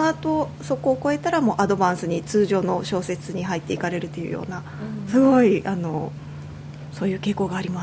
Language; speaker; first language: Japanese; native; Japanese